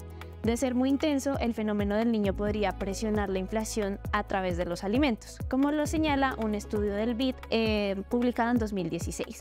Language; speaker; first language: Spanish; native; Spanish